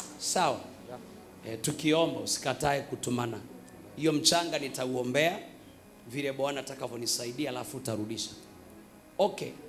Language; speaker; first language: Swahili; native; Swahili